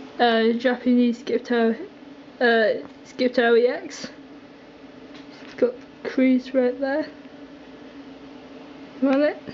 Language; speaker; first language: English; native; English